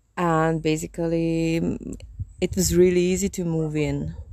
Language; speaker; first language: English; non-native, fluent; Romanian